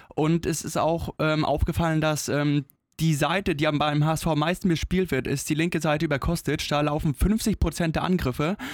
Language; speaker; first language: German; native; German